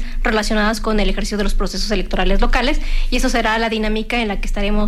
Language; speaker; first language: Spanish; native; Spanish